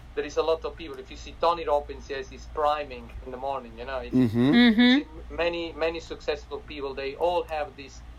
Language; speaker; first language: English; non-native, fluent; Italian